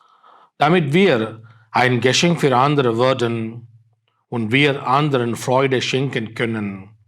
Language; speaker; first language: German; non-native, fluent; Tamil